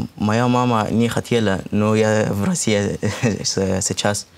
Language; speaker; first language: Russian; non-native, fluent; Arabic